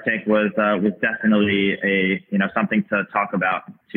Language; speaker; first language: English; native; English